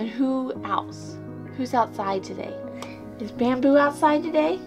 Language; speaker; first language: English; native; English